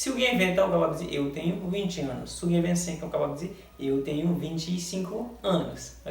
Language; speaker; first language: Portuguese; non-native, learner; Haitian Creole